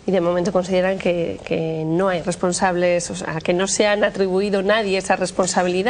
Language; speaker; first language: Spanish; native; Spanish